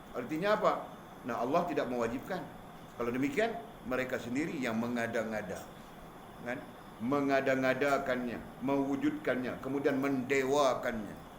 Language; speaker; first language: Malay; native; Malay